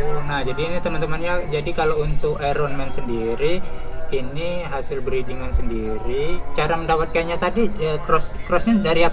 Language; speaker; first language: Indonesian; native; Indonesian